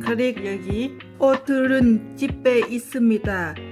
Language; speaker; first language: Korean; non-native, learner; Lao